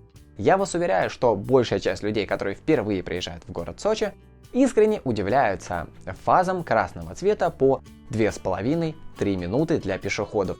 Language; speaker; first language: Russian; native; Russian